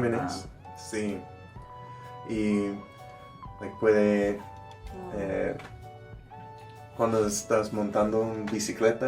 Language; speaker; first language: Spanish; non-native, learner; English